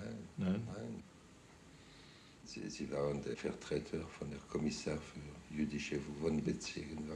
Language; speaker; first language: German; non-native, fluent; French